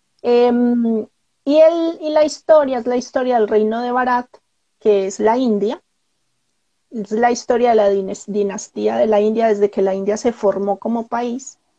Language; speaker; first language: Spanish; native; Spanish